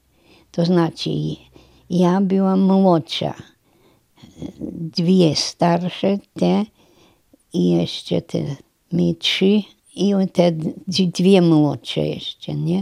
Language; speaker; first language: Polish; non-native, local second language; German